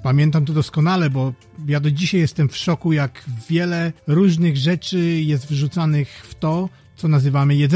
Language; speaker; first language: Polish; native; Polish